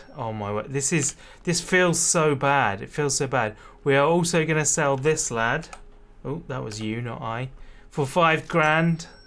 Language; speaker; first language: English; native; English